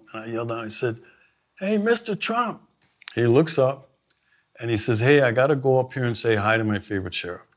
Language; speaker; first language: English; native; English